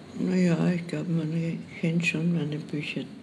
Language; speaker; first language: German; native; German